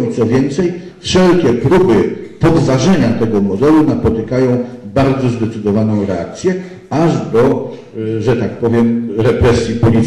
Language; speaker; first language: Polish; native; Polish